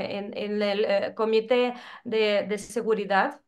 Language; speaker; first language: Spanish; non-native, fluent; Ukrainian